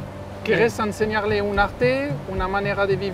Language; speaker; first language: Spanish; native; Spanish